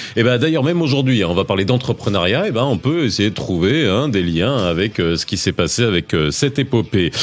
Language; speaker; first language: French; native; French